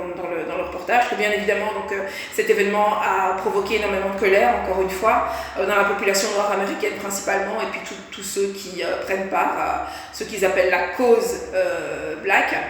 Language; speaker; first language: French; native; French